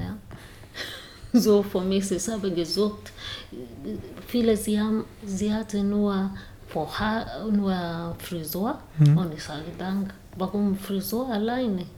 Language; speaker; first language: German; non-native, learner; Swahili